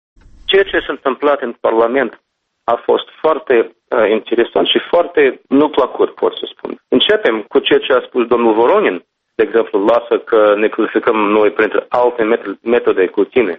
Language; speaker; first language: Romanian; non-native, fluent; English